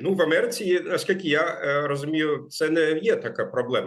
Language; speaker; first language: Ukrainian; non-native, fluent; German